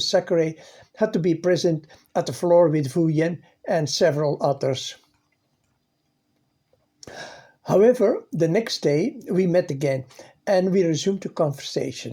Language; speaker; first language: English; non-native, fluent; Dutch